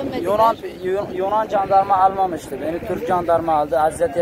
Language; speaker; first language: Turkish; non-native, learner; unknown